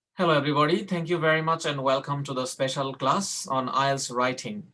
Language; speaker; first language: English; non-native, local second language; Bangla